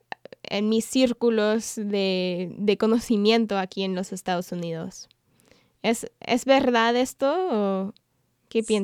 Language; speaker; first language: Spanish; non-native, fluent; English